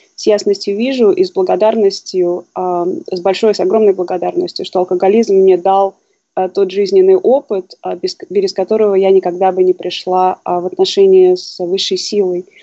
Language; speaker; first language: Russian; native; Russian